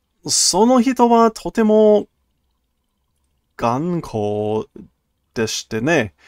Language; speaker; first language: Japanese; non-native, learner; English